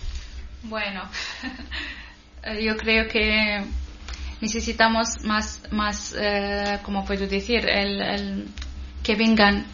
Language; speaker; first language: Spanish; non-native, learner; Arabic